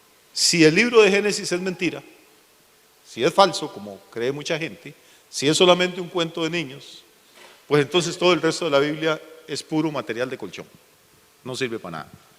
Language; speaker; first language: Spanish; native; Spanish